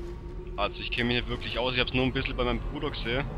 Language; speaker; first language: German; native; German